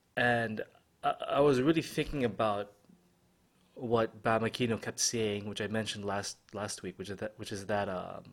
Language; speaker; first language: English; non-native, local second language; Filipino